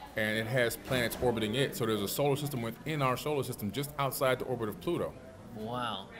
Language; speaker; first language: English; native; English